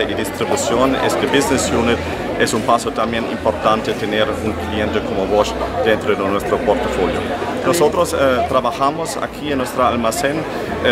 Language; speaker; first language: Spanish; non-native, fluent; German